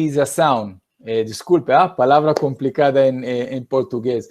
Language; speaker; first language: Portuguese; non-native, fluent; Hebrew